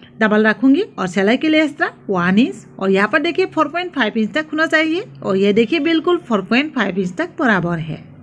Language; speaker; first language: Hindi; non-native, local second language; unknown